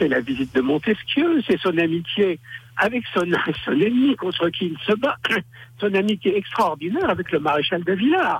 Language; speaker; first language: French; native; French